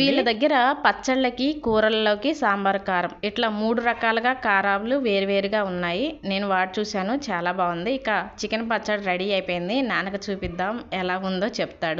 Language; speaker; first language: Telugu; native; Telugu